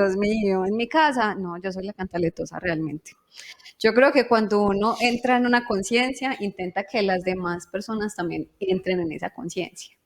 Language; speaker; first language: Spanish; native; Spanish